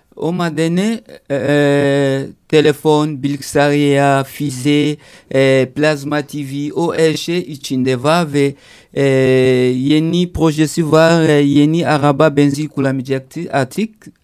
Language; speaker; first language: Turkish; non-native, fluent; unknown